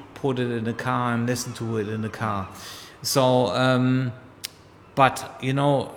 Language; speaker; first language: English; non-native, fluent; German